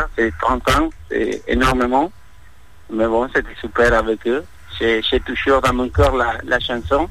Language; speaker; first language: French; non-native, fluent; Spanish